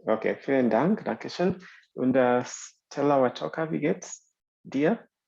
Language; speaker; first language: German; non-native, fluent; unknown